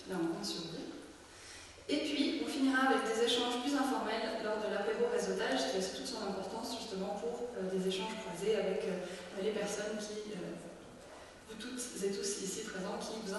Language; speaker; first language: French; native; French